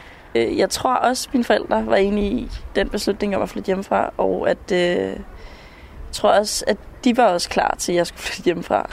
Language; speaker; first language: Danish; native; Danish